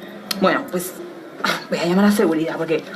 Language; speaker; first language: Spanish; native; Spanish